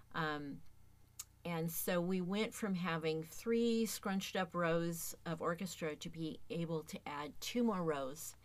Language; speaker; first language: English; native; English